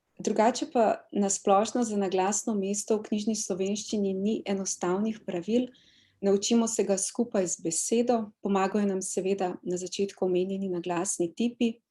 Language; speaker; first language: Slovenian; native; Slovenian